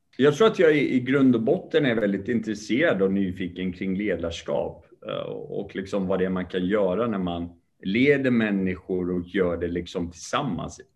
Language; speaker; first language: Swedish; early bilingual, other home language; Kurdish